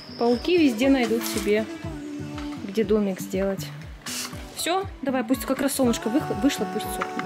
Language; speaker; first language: Russian; native; Russian